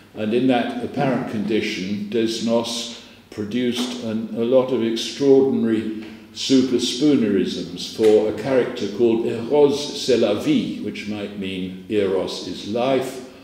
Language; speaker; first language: English; native; English